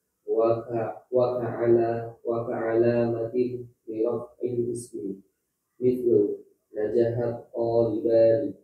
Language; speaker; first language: Arabic; non-native, learner; Indonesian